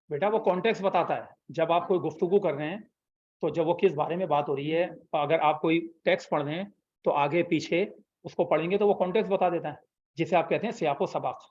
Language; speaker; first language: Urdu; native; Urdu